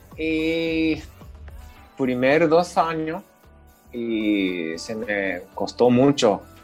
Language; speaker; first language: Spanish; non-native, learner; Japanese